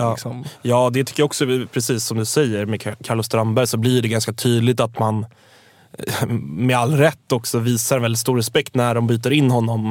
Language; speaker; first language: Swedish; native; Swedish